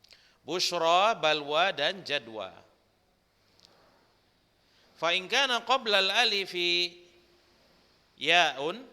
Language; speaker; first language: Arabic; non-native, fluent; Indonesian